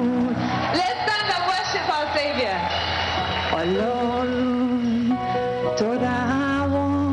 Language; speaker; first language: English; native; English